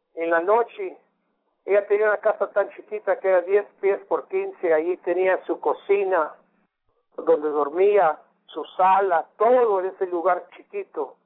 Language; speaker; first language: Spanish; early bilingual, heritage; Spanish